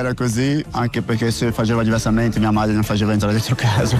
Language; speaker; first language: Italian; non-native, fluent; Portuguese